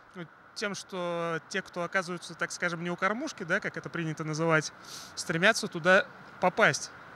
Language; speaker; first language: Russian; native; Russian